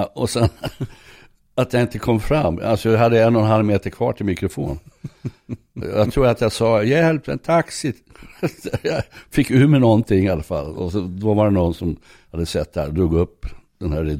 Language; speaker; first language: Swedish; native; Swedish